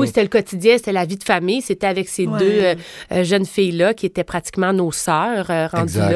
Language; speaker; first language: French; native; French